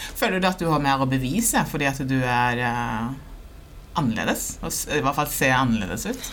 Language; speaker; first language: Norwegian; early bilingual, other home language; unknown